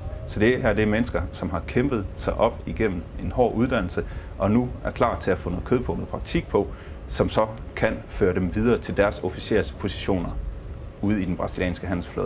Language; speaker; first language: Danish; native; Danish